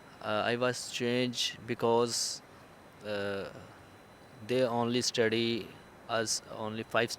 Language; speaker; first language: English; non-native, learner; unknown